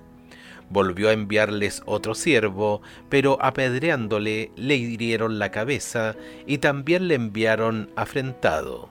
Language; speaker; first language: Spanish; native; Spanish